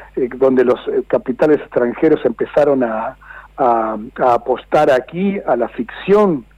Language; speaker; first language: Spanish; native; Spanish